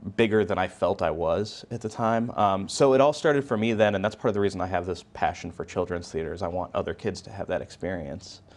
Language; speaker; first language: English; native; English